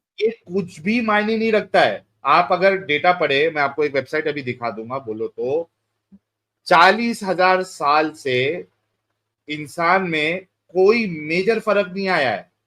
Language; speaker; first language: Hindi; native; Hindi